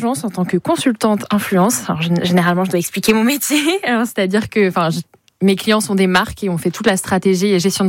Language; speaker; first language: French; native; French